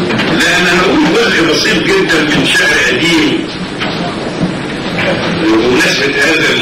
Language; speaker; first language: Arabic; native; Arabic